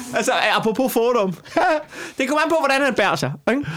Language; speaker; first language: Danish; native; Danish